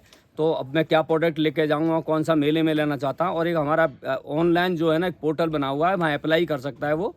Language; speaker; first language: Hindi; native; Hindi